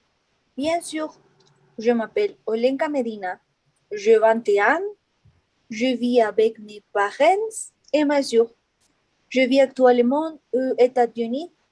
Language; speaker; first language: French; non-native, learner; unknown